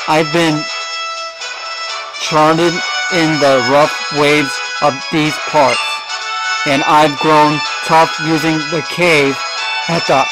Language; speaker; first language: English; native; English